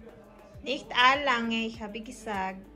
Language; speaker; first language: German; non-native, learner; Filipino